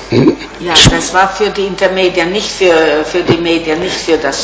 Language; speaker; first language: German; non-native, fluent; Italian